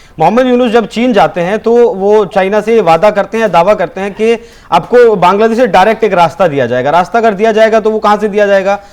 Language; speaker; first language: Hindi; native; Hindi